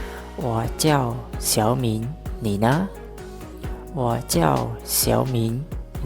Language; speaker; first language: Chinese; non-native, fluent; Khmer